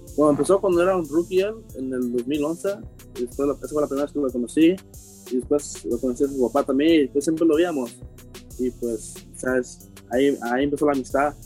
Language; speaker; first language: Spanish; early bilingual, heritage; Spanish